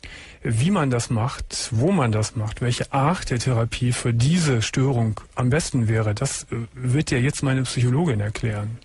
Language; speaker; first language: German; native; German